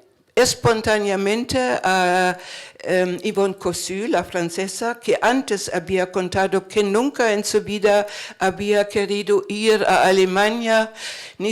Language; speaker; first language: Spanish; non-native, fluent; German